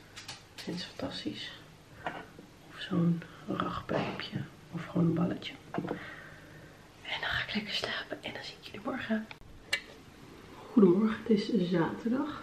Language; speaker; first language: Dutch; native; Dutch